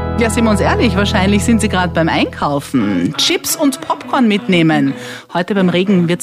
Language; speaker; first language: German; native; German